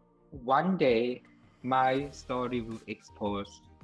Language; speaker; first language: English; non-native, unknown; Thai